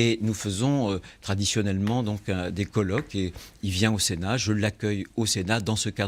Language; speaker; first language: French; native; French